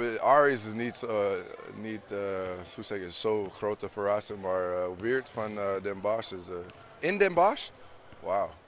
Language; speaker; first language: Dutch; non-native, learner; English